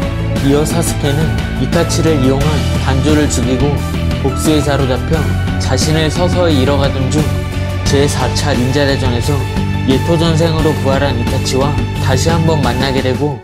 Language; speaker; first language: Korean; native; Korean